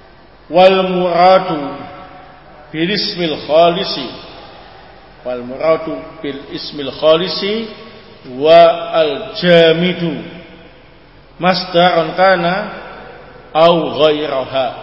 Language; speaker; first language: Arabic; non-native, learner; Indonesian